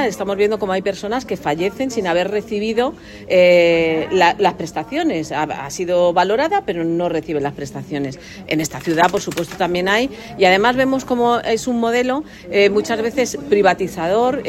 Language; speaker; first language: Spanish; native; Spanish